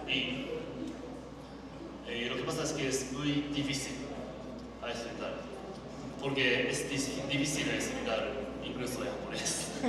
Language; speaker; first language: Spanish; non-native, learner; Japanese